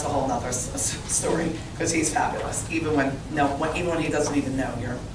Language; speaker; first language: English; native; English